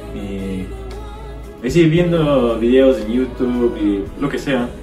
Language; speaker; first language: Spanish; non-native, fluent; English